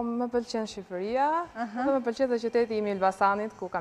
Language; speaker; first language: Albanian; early bilingual, heritage; Albanian